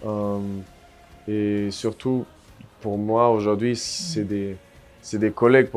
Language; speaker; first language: French; non-native, fluent; German